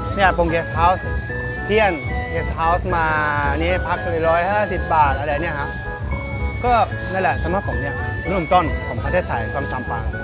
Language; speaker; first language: Thai; non-native, fluent; Japanese